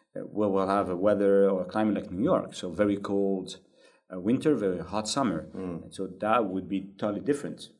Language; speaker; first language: English; non-native, fluent; French